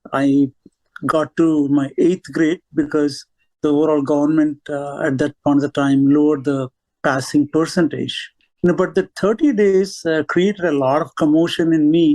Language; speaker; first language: English; non-native, local second language; Telugu